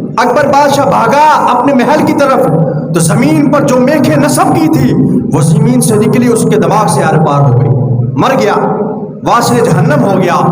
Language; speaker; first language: Urdu; non-native, local second language; Punjabi